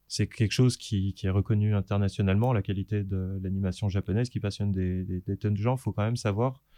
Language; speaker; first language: French; native; French